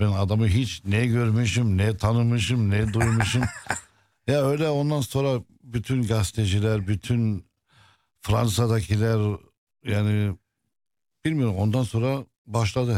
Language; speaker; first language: Turkish; non-native, fluent; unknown